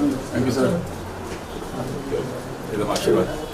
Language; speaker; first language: Hindi; native; Hindi